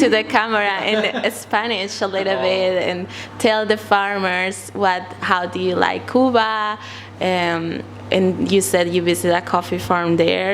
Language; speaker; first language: English; non-native, fluent; Spanish